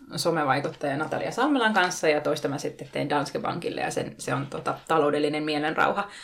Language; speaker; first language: Finnish; non-native, local second language; Tatar